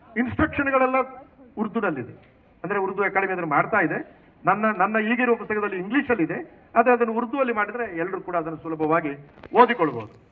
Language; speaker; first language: Kannada; non-native, local second language; Tulu